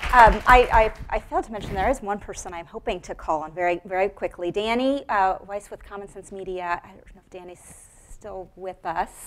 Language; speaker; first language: English; native; English